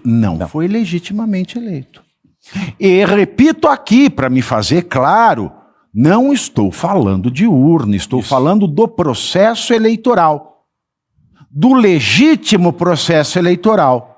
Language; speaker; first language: Portuguese; native; Portuguese